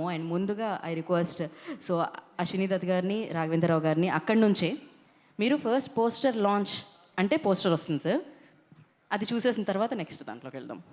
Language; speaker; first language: Telugu; native; Telugu